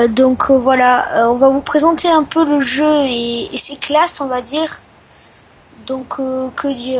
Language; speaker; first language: French; native; French